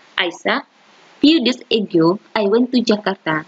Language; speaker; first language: English; non-native, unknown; Indonesian